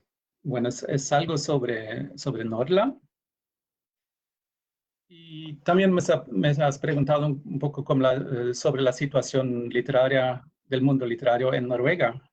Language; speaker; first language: Spanish; non-native, fluent; Norwegian